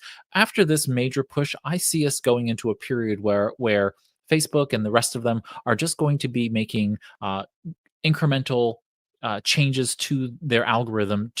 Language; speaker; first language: English; native; English